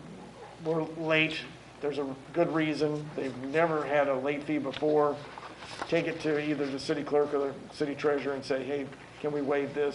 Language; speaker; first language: English; native; English